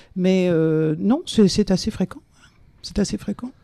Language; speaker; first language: French; native; French